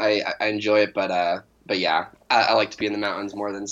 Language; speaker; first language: English; native; English